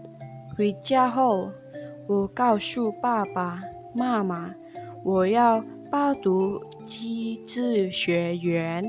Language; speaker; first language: Chinese; non-native, local second language; Malay